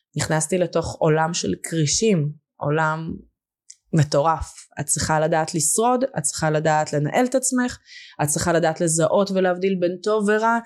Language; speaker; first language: Hebrew; early bilingual, other home language; Russian